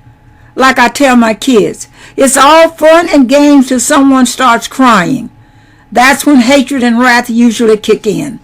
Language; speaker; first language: English; native; English